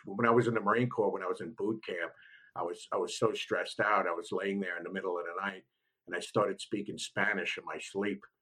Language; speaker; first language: English; native; English